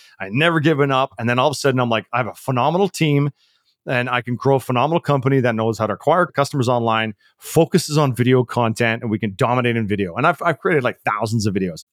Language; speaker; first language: English; early bilingual, other home language; Czech